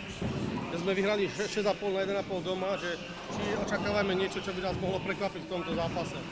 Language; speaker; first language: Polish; non-native, learner; Slovak